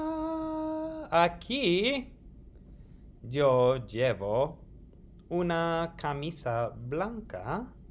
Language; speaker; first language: Spanish; non-native, fluent; English